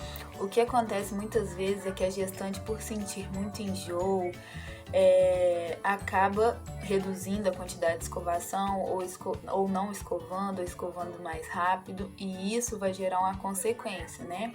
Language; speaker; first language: Portuguese; native; Portuguese